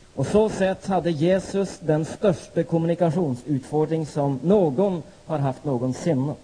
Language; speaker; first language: Swedish; non-native, fluent; Norwegian